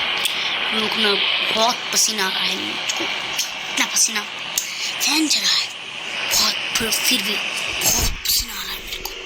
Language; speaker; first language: Hindi; non-native, local second language; Bangla